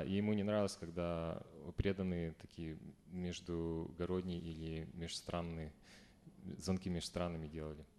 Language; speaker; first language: Russian; native; Russian